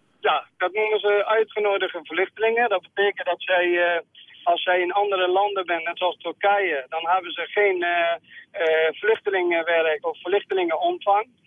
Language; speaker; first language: Dutch; non-native, fluent; Persian